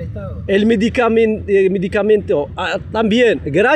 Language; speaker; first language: Spanish; non-native, learner; Arabic